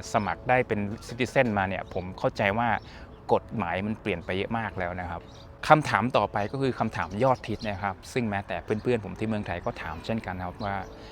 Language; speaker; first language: Thai; native; Thai